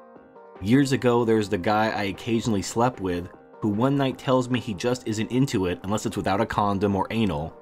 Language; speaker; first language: English; native; English